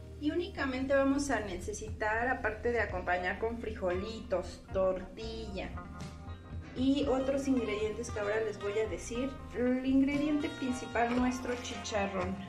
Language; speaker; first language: Spanish; native; Spanish